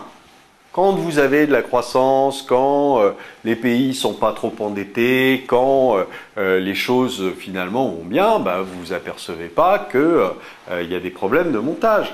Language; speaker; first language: French; native; French